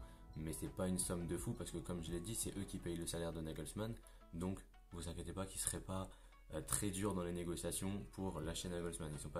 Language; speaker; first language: French; native; French